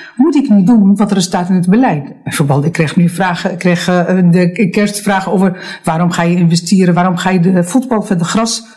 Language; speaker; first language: Dutch; non-native, fluent; Arabic